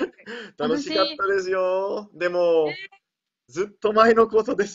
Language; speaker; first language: Japanese; non-native, learner; Italian